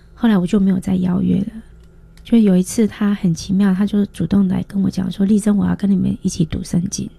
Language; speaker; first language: Chinese; native; Chinese